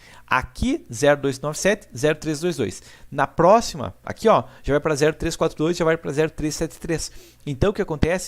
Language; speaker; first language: Portuguese; native; Portuguese